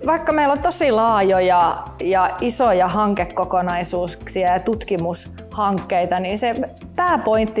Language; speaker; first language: Finnish; native; Finnish